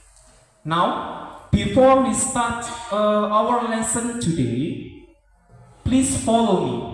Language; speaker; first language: English; non-native, learner; Indonesian